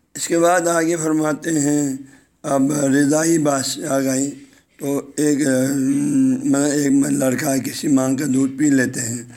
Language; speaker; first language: Urdu; non-native, local second language; Balti